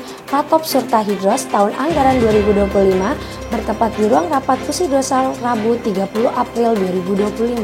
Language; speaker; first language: Indonesian; native; Indonesian